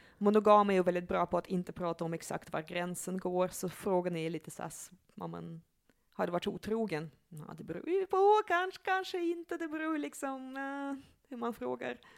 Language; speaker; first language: Swedish; early bilingual, other home language; Russian